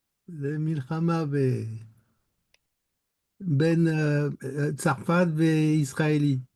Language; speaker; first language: Hebrew; non-native, learner; French